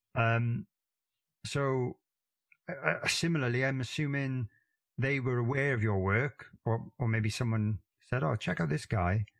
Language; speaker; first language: English; native; English